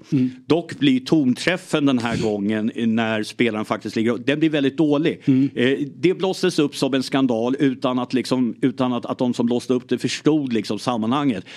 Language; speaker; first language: Swedish; early bilingual, other home language; English